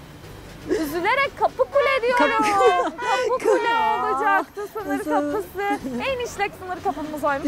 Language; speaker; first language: Turkish; native; Turkish